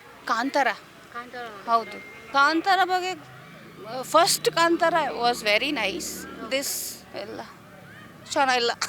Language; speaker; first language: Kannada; non-native, learner; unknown